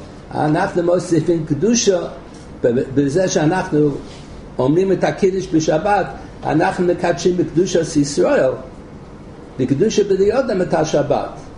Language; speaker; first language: Hebrew; non-native, fluent; English